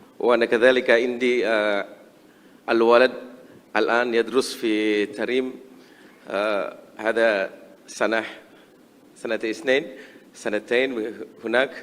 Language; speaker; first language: Arabic; non-native, learner; Indonesian